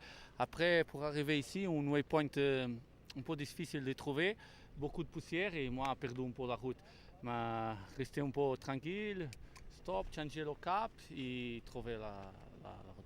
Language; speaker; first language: French; non-native, learner; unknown